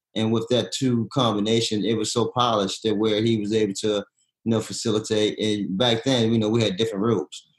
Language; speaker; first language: English; native; English